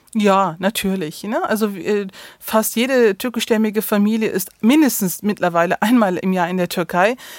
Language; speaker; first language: German; early bilingual, other home language; Turkish